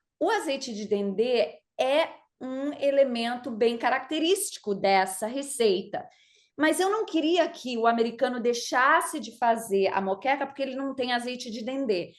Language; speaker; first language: Portuguese; native; Portuguese